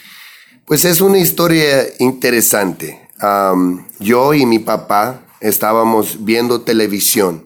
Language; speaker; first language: Spanish; early bilingual, heritage; English